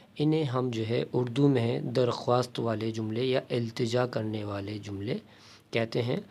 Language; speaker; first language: Urdu; native; Urdu